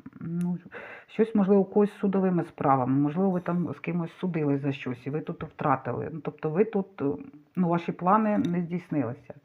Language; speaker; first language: Ukrainian; non-native, local second language; Russian